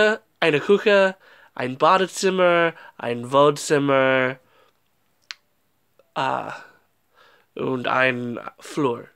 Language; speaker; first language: German; non-native, learner; English